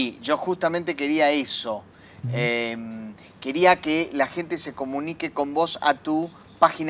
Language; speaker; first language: Spanish; native; Spanish